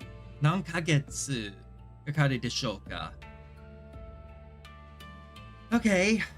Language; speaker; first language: Japanese; non-native, learner; English